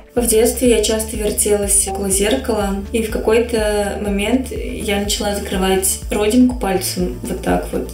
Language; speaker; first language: Russian; native; Russian